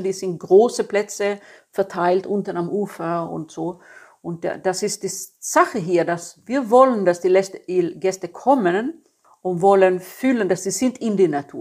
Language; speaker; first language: German; non-native, fluent; Swedish